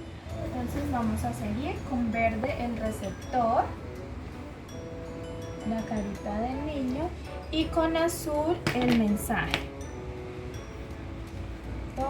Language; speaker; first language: Spanish; native; Spanish